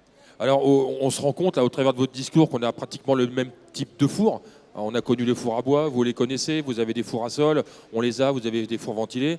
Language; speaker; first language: French; native; French